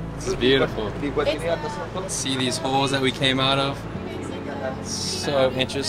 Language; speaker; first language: English; native; English